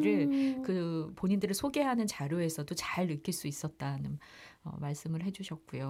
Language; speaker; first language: Korean; native; Korean